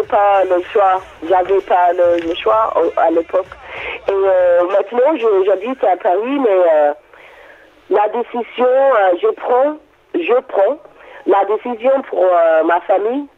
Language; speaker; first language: French; non-native, learner; English